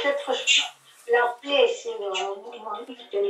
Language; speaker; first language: French; non-native, fluent; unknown